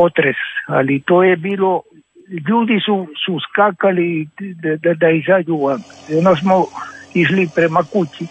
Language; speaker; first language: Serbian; early bilingual, heritage; Croatian